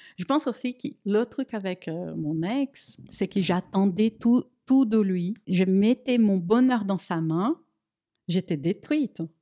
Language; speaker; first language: French; non-native, fluent; Portuguese